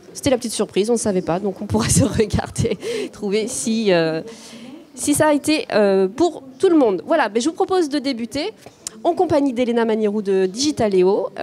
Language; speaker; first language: French; native; French